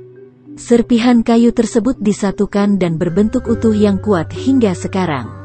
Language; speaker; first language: Indonesian; native; Indonesian